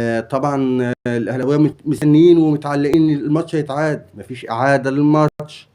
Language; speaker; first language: Arabic; native; Arabic